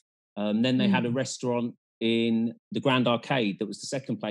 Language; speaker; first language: English; native; English